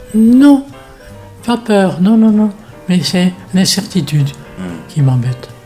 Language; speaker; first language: French; native; French